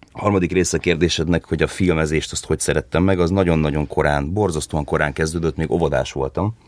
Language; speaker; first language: Hungarian; early bilingual, heritage; Hungarian